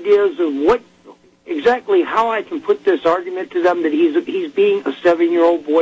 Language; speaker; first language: English; native; English